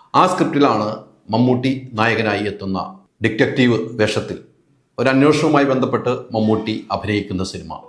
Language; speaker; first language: Malayalam; native; Malayalam